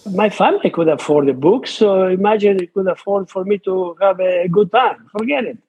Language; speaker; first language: English; non-native, fluent; Italian